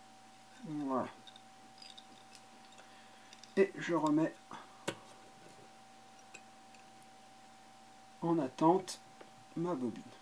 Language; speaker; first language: French; native; French